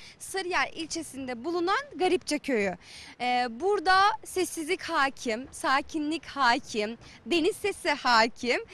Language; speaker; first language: Turkish; native; Turkish